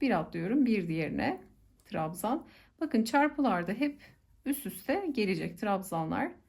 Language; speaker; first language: Turkish; native; Turkish